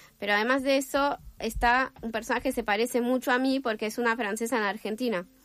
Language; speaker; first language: Spanish; non-native, fluent; French